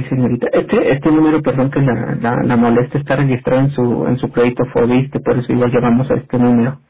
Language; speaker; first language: Spanish; native; Spanish